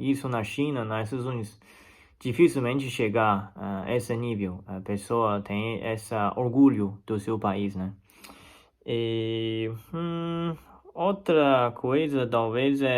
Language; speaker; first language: Portuguese; non-native, fluent; Chinese